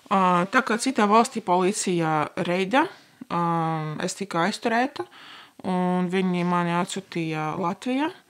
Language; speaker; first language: Latvian; non-native, local second language; Russian